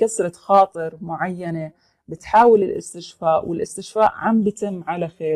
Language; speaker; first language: Arabic; native; Arabic